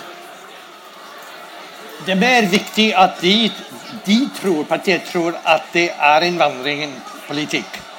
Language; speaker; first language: Norwegian; non-native, learner; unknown